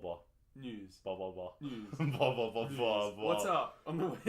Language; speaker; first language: English; native; English